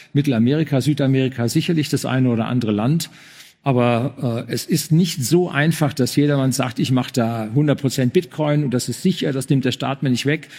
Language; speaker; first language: German; native; German